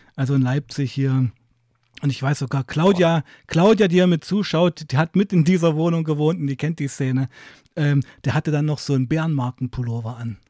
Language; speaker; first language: German; native; German